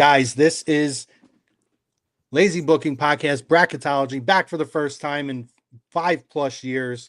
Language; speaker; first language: English; native; English